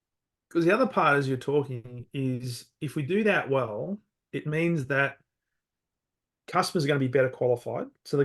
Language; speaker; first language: English; native; English